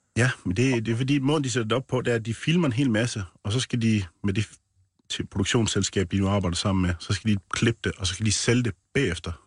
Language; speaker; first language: Danish; native; Danish